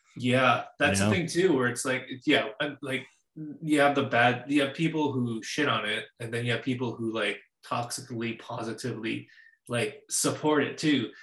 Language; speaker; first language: English; native; English